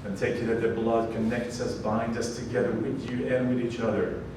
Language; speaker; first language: English; non-native, fluent; Hungarian